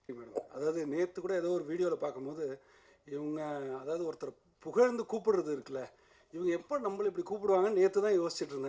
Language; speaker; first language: Tamil; native; Tamil